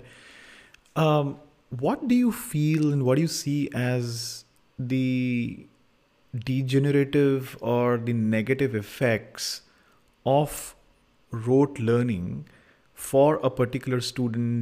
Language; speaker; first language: English; non-native, local second language; Hindi